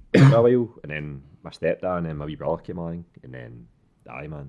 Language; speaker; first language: English; non-native, local second language; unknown